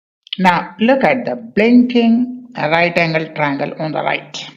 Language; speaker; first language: English; non-native, local second language; Bangla